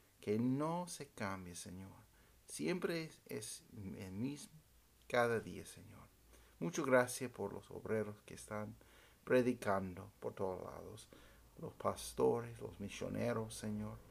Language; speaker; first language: Spanish; non-native, fluent; English